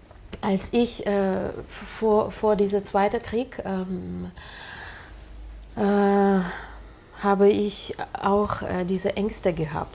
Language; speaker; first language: German; non-native, fluent; Russian